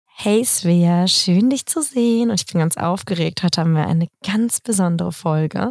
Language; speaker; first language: German; native; German